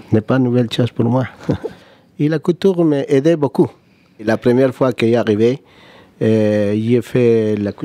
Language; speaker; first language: French; non-native, learner; Spanish